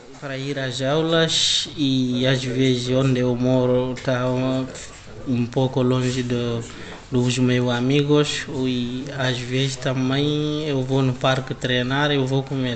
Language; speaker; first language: Portuguese; non-native, learner; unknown